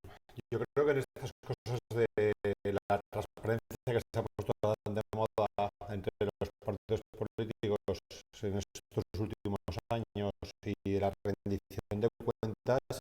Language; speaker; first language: Spanish; native; Spanish